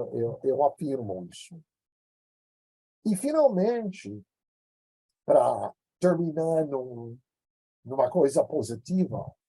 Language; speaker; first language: Portuguese; non-native, fluent; English